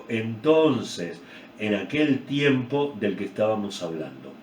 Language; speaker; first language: Spanish; native; Spanish